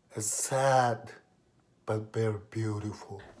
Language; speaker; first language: English; non-native, fluent; Japanese